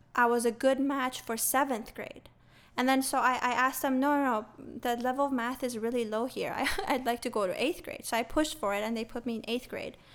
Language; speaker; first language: English; early bilingual, other home language; Persian